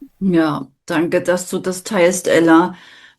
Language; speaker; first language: German; native; German